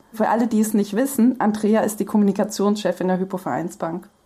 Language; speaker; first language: German; native; German